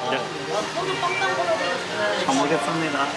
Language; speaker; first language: Korean; non-native, learner; English